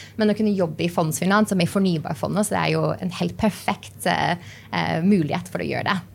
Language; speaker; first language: Norwegian; non-native, fluent; English